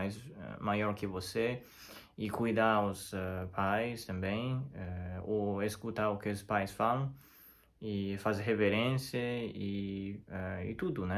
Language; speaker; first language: Portuguese; non-native, learner; Chinese